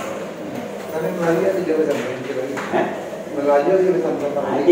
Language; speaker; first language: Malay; non-native, local second language; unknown